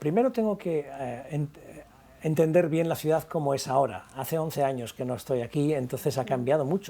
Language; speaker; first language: Spanish; native; Spanish